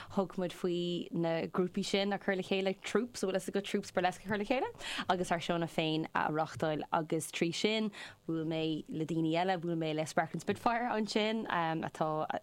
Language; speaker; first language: Irish; non-native, local second language; English